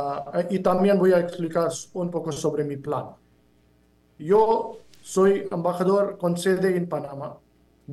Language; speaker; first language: Spanish; non-native, fluent; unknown